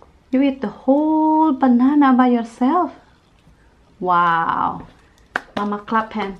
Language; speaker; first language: English; non-native, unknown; Indonesian